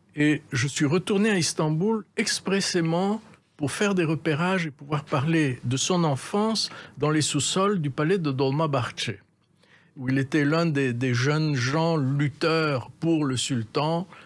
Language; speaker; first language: French; native; French